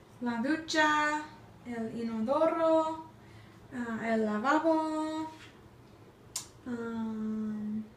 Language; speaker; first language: Spanish; non-native, learner; English